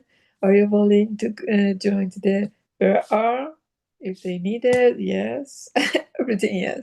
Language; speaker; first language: English; non-native, learner; Persian